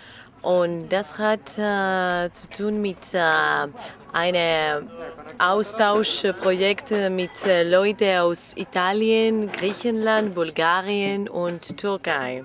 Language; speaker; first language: German; non-native, learner; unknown